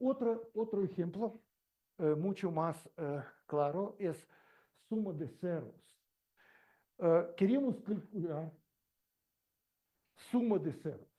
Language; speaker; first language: Spanish; non-native, learner; Russian